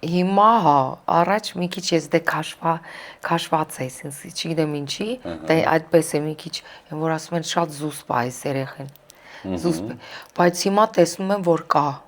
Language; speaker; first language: Armenian; early bilingual, heritage; Armenian